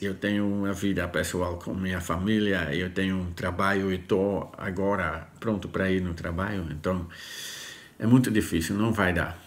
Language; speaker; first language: Portuguese; non-native, learner; Dutch